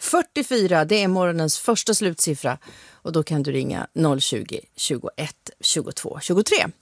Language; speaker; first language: Swedish; native; Swedish